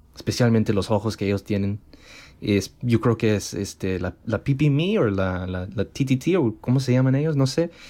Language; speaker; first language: Spanish; early bilingual, heritage; Spanish